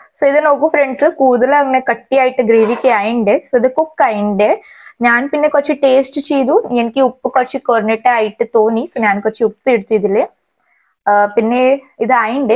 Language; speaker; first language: Malayalam; non-native, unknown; Hindi